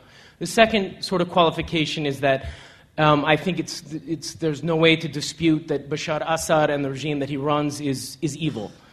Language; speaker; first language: English; native; English